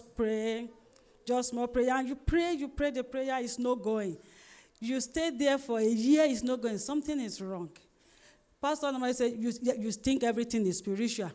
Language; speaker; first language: English; non-native, local second language; Yoruba